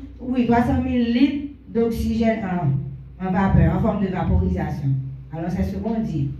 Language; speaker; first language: French; non-native, local second language; Haitian Creole